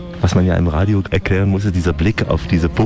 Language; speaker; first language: German; native; German